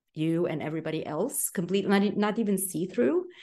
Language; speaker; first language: English; non-native, fluent; Romanian